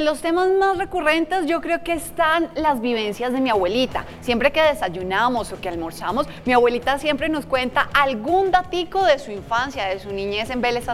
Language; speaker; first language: Spanish; native; Spanish